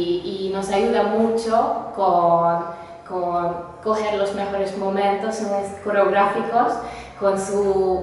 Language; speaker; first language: Spanish; non-native, fluent; Hungarian